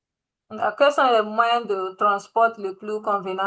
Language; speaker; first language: French; non-native, learner; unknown